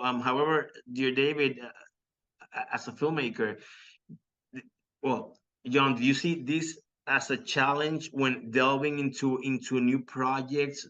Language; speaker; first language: English; non-native, local second language; Spanish